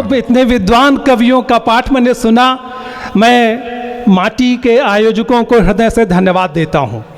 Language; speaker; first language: Hindi; native; Hindi